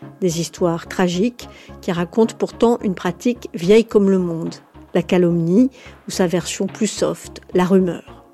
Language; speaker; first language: French; native; French